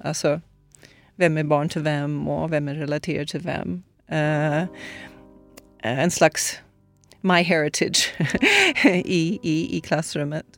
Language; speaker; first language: Swedish; non-native, fluent; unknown